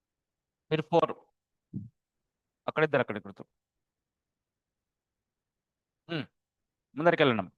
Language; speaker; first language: Telugu; native; Telugu